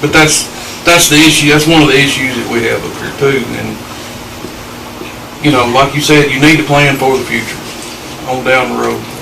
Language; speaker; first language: English; native; English